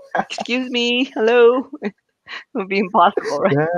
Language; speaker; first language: English; native; English